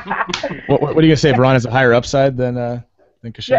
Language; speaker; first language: English; native; English